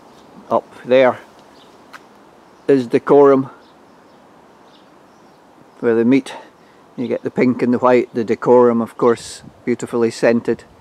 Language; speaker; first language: English; native; English